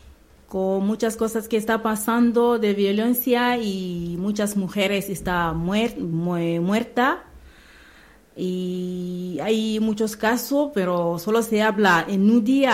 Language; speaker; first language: Spanish; non-native, learner; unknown